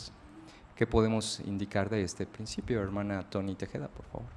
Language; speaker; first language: Spanish; native; Spanish